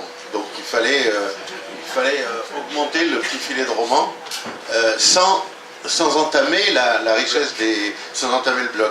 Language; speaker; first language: French; native; French